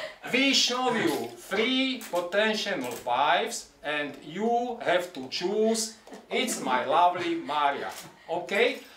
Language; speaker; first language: English; non-native, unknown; Slovak